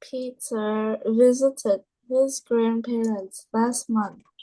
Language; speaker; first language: English; non-native, learner; Vietnamese